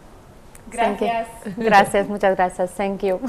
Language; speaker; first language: Spanish; non-native, fluent; Russian